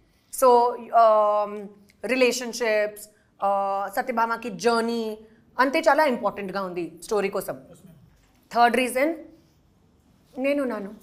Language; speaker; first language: Telugu; non-native, local second language; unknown